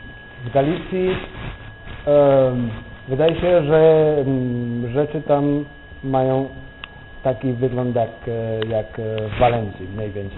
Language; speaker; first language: Polish; non-native, fluent; Catalan